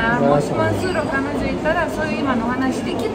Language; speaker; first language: Japanese; non-native, fluent; Romanian